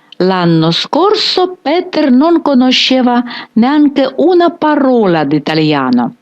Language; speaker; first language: Italian; non-native, fluent; Ukrainian